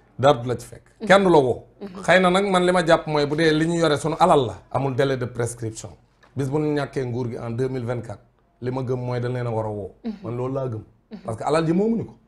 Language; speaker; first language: Wolof; native; Wolof